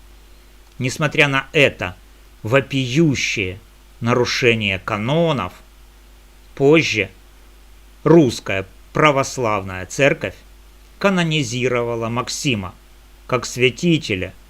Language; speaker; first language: Russian; native; Russian